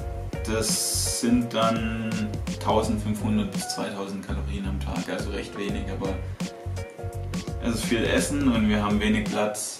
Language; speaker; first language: German; native; German